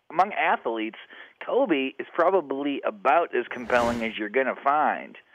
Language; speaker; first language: English; native; English